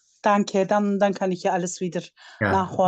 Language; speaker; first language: German; non-native, fluent; Turkish